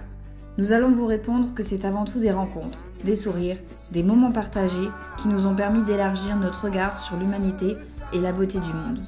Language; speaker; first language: French; native; French